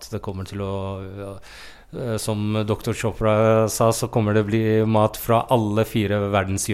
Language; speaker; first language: Norwegian; non-native, fluent; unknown